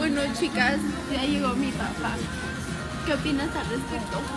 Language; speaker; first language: Spanish; native; Spanish